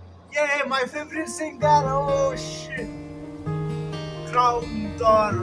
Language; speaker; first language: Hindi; non-native, local second language; Khasi